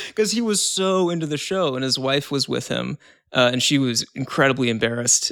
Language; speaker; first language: English; native; English